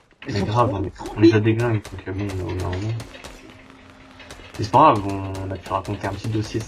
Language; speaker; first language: French; native; French